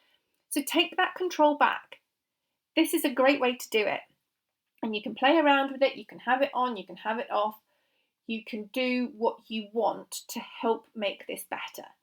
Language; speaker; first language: English; native; English